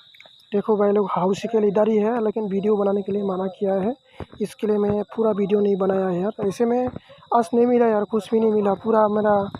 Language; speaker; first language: Hindi; non-native, local second language; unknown